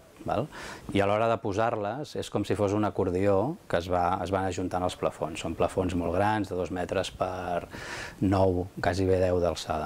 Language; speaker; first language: Catalan; native; Catalan